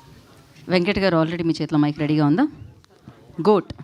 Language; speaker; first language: Telugu; native; Telugu